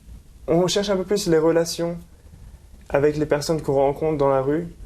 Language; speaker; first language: French; native; French